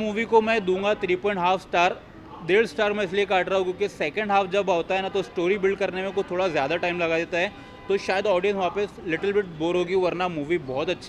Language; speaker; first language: Hindi; native; Hindi